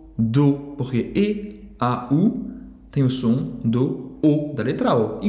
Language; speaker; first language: Portuguese; non-native, fluent; French